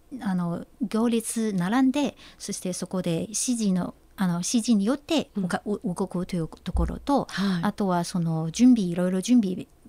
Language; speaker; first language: Japanese; non-native, fluent; Chinese